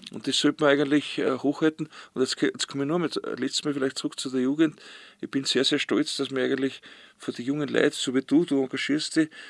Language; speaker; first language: German; native; German